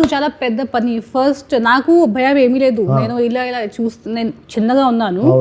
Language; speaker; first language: Telugu; non-native, fluent; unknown